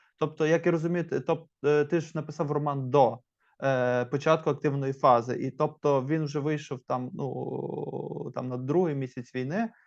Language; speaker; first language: Ukrainian; native; Ukrainian